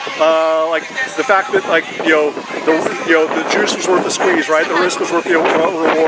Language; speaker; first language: English; native; English